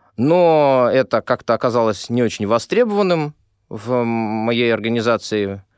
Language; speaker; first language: Russian; native; Russian